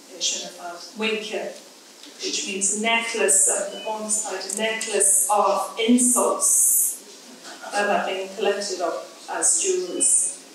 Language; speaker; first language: English; native; English